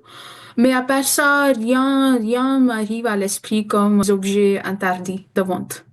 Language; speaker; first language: French; non-native, fluent; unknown